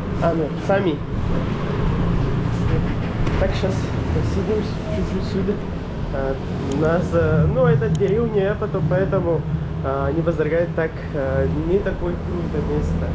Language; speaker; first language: Russian; non-native, learner; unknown